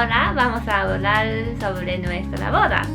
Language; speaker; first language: Spanish; non-native, learner; Japanese